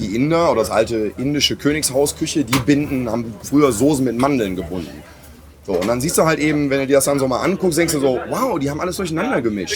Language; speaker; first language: German; native; German